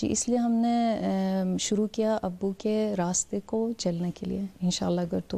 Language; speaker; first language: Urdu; non-native, fluent; Persian